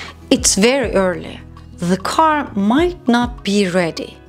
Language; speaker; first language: English; non-native, fluent; Turkish